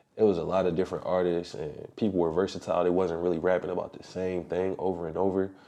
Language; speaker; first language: English; native; English